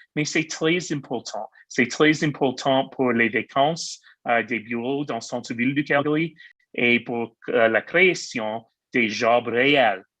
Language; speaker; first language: French; non-native, learner; English